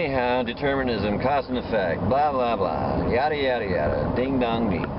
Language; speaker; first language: English; native; English